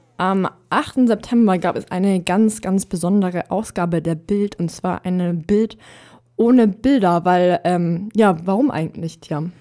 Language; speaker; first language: German; native; German